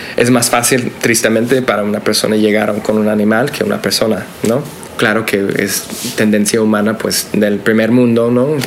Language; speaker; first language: Spanish; non-native, fluent; English